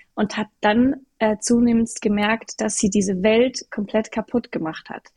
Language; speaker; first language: German; native; German